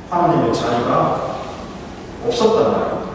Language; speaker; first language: Korean; native; Korean